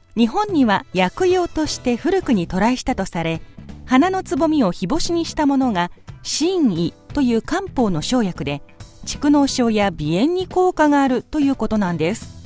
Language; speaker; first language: Japanese; native; Japanese